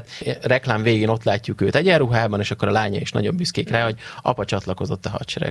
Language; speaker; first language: Hungarian; native; Hungarian